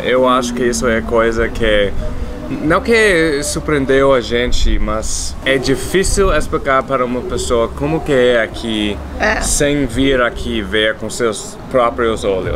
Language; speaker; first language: Portuguese; non-native, fluent; English